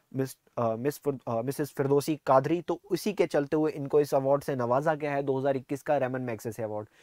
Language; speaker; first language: Hindi; non-native, local second language; Punjabi